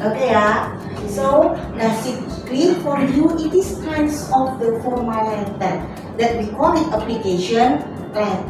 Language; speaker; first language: English; non-native, fluent; Javanese